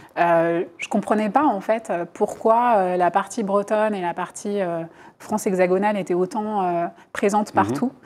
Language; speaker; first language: French; native; French